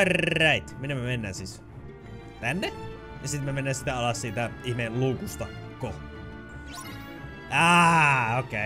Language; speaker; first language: Finnish; native; Finnish